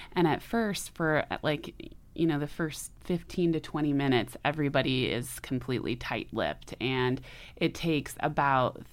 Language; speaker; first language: English; native; English